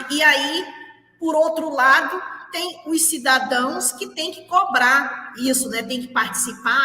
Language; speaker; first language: Portuguese; native; Portuguese